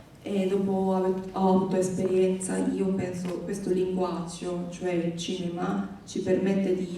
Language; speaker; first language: Italian; non-native, fluent; Korean